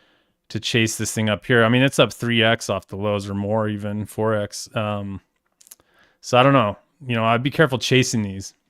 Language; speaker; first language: English; native; English